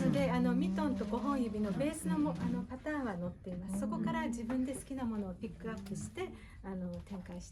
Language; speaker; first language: Japanese; native; Japanese